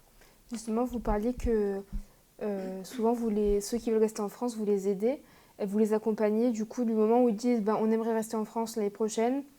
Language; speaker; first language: French; native; French